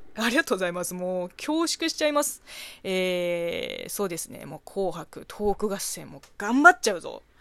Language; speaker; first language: Japanese; non-native, fluent; Chinese